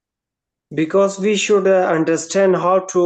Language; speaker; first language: English; non-native, learner; Persian